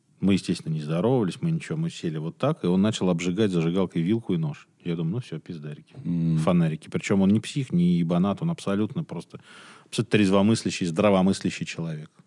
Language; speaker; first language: Russian; native; Russian